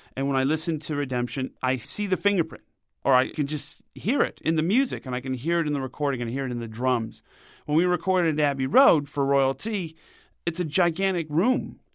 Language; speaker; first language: English; native; English